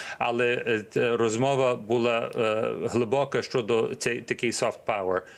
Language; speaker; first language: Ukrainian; early bilingual, heritage; Ukrainian